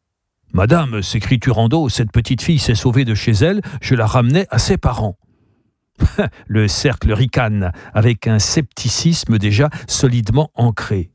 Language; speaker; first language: French; native; French